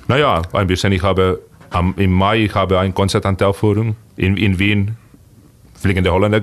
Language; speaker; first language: German; non-native, fluent; Finnish